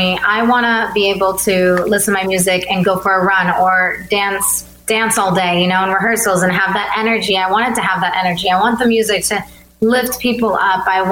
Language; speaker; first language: English; early bilingual, other home language; Albanian